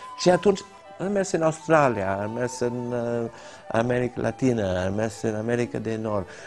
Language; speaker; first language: Romanian; early bilingual, heritage; Romanian